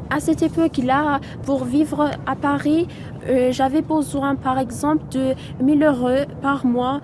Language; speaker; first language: French; non-native, fluent; Persian